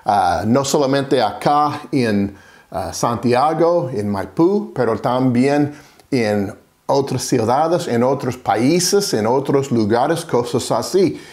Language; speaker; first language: Spanish; non-native, fluent; English